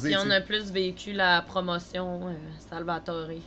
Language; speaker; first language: French; native; French